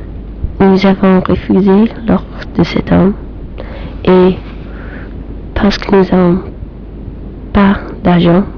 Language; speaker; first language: French; non-native, learner; English